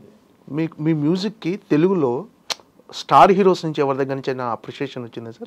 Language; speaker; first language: Telugu; native; Telugu